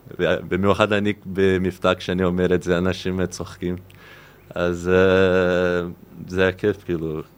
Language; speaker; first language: Hebrew; non-native, fluent; Portuguese